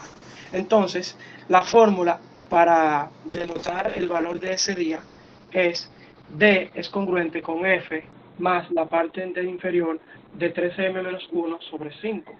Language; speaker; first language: Spanish; native; Spanish